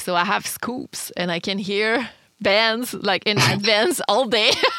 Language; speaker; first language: English; non-native, fluent; French